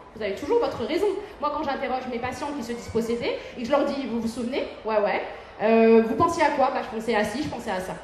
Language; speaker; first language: French; early bilingual, other home language; Arabic